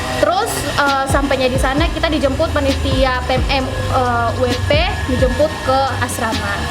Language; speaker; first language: Indonesian; native; Indonesian